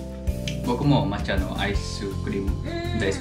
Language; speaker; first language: Japanese; non-native, fluent; Indonesian